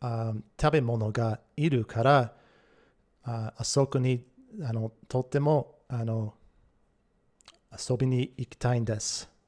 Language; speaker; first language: Japanese; non-native, learner; English